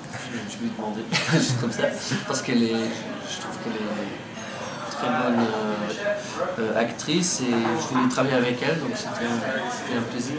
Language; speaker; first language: French; non-native, fluent; Dutch